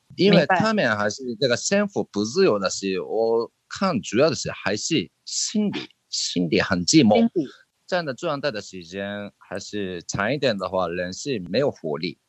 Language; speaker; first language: Chinese; non-native, fluent; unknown